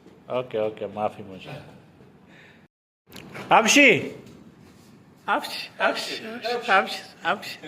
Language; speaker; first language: Arabic; non-native, learner; Urdu